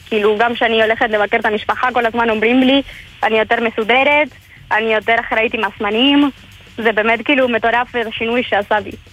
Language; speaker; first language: Hebrew; non-native, learner; Spanish